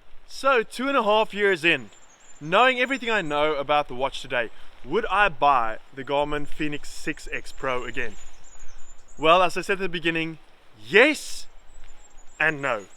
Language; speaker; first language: English; native; English